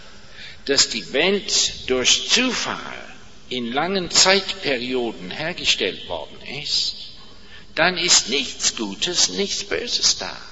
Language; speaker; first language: German; non-native, fluent; English